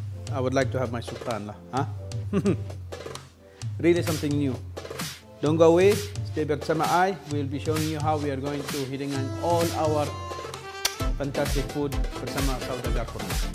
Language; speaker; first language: English; non-native, local second language; Malay